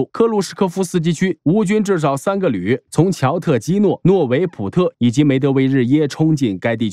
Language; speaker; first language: Chinese; native; Chinese